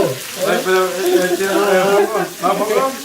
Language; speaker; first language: Spanish; non-native, learner; Chinese